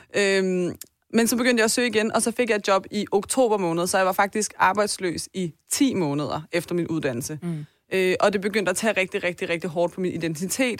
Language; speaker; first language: Danish; early bilingual, other home language; Persian